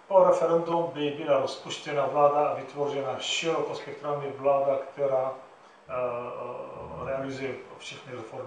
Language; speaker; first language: Czech; non-native, fluent; Arabic